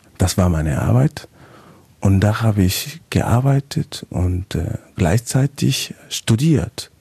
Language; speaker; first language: German; non-native, fluent; Spanish